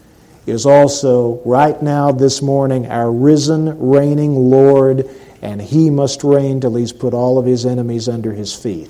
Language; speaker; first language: English; native; English